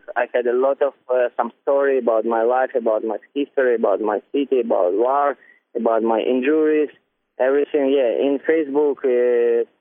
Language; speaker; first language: English; non-native, learner; Ukrainian